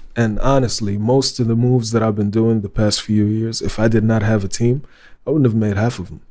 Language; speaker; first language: English; non-native, fluent; Arabic